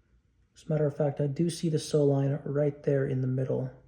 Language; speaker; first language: English; native; English